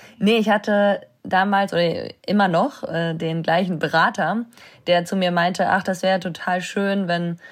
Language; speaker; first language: German; native; German